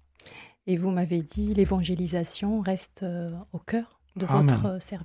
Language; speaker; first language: French; native; French